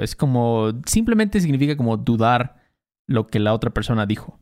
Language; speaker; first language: Spanish; native; Spanish